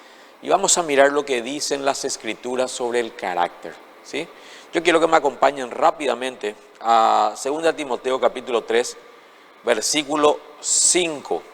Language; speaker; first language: Spanish; native; Spanish